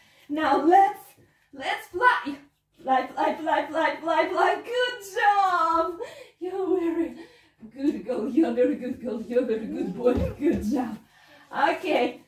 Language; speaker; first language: English; non-native, fluent; Russian